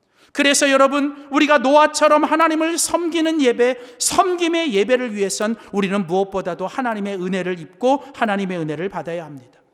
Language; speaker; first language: Korean; native; Korean